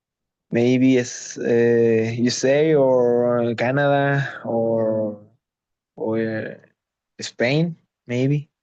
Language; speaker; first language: English; non-native, learner; Spanish